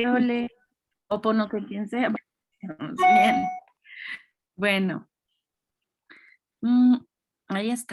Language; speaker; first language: Spanish; native; Spanish